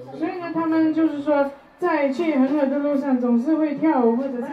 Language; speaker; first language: Chinese; native; Chinese